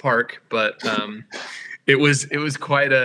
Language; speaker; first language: English; native; English